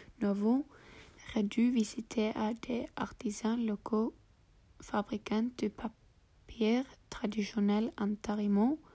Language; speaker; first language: French; non-native, learner; English